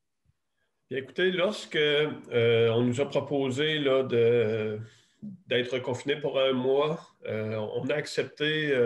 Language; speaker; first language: French; native; French